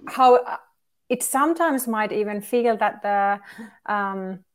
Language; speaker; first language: English; non-native, fluent; Finnish